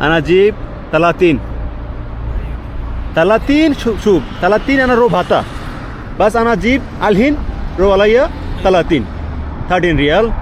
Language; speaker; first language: Arabic; non-native, learner; Bangla